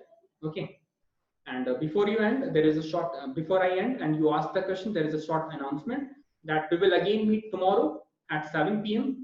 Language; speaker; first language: English; non-native, local second language; Hindi